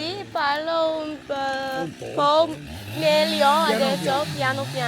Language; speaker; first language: Italian; non-native, learner; English